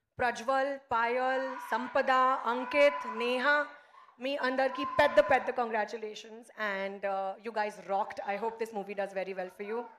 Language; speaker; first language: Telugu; non-native, learner; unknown